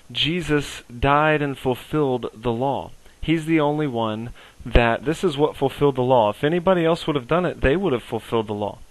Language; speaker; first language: English; native; English